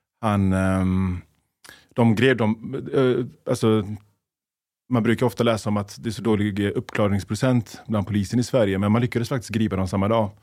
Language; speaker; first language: Swedish; early bilingual, other home language; Persian